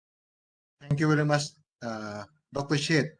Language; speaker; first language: English; non-native, fluent; Thai